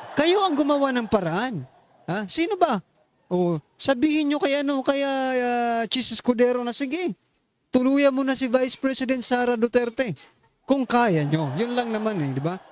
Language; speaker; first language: Filipino; non-native, local second language; Waray